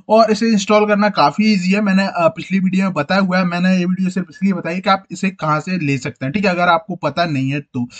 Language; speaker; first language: Hindi; native; Hindi